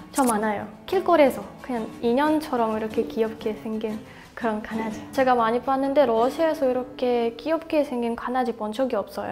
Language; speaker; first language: Korean; non-native, fluent; Russian